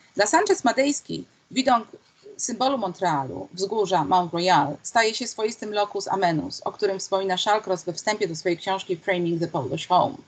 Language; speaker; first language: Polish; native; Polish